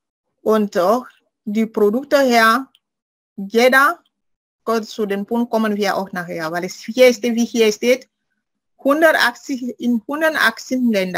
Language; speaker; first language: German; non-native, fluent; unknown